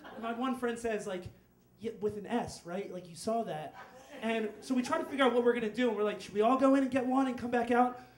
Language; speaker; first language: English; native; English